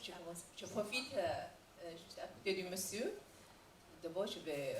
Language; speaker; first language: French; non-native, fluent; Chinese